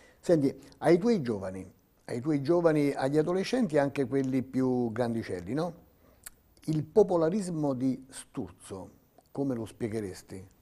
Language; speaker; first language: Italian; native; Italian